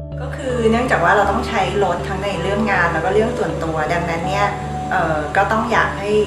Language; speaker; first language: Thai; native; Thai